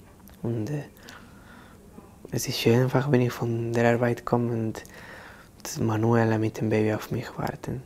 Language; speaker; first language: German; non-native, learner; Spanish